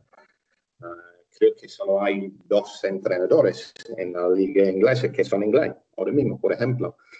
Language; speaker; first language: Spanish; non-native, fluent; English